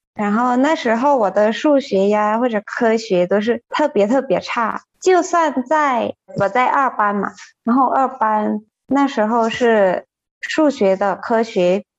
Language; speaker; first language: Chinese; non-native, fluent; Thai